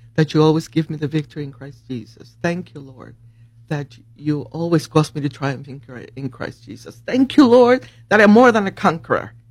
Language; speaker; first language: English; early bilingual, other home language; Spanish